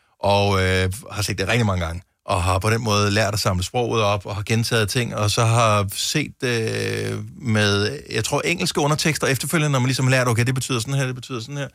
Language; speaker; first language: Danish; native; Danish